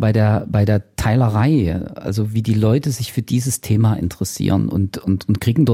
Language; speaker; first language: German; native; German